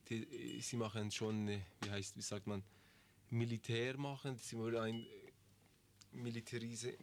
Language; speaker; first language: German; non-native, learner; Persian